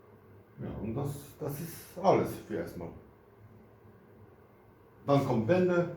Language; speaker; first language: German; non-native, local second language; Polish